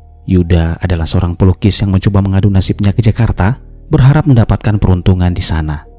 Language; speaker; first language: Indonesian; native; Indonesian